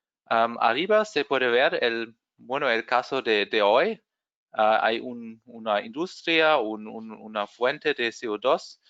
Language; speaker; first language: Spanish; non-native, fluent; German